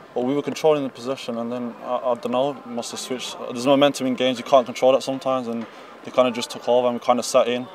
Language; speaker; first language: English; native; English